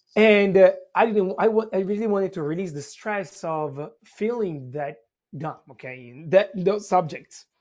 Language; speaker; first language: English; non-native, fluent; Italian